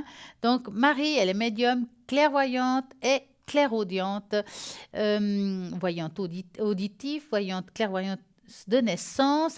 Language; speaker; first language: French; native; French